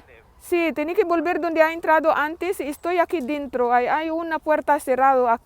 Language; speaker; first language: Spanish; non-native, learner; Filipino